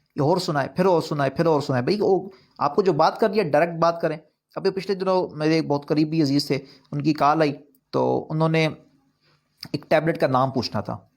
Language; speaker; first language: Urdu; non-native, local second language; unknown